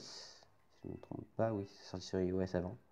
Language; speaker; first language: French; native; French